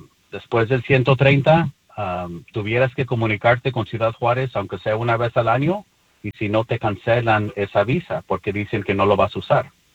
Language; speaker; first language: Spanish; early bilingual, heritage; Spanish